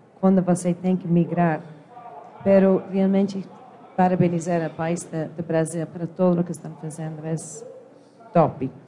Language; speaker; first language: Portuguese; non-native, fluent; English